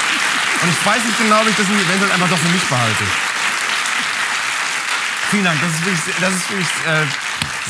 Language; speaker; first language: German; native; German